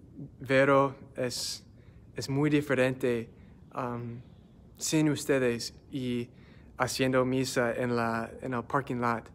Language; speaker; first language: Spanish; non-native, learner; English